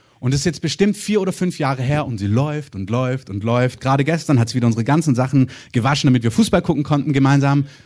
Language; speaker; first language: German; native; German